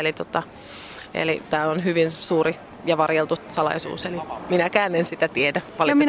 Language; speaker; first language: Finnish; native; Finnish